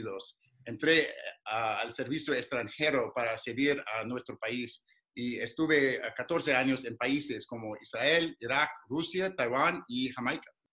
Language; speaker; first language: Spanish; non-native, fluent; English